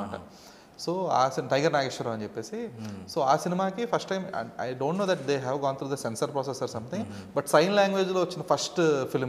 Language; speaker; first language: Telugu; native; Telugu